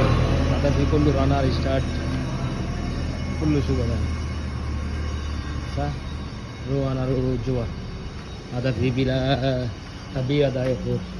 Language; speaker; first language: Arabic; non-native, learner; Bangla